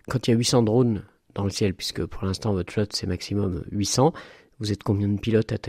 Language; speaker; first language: French; native; French